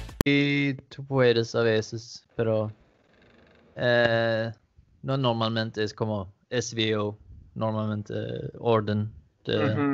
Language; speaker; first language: Spanish; non-native, learner; Danish